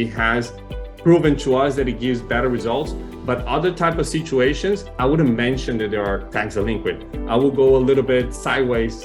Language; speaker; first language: English; non-native, fluent; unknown